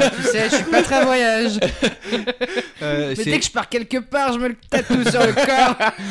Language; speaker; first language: French; native; French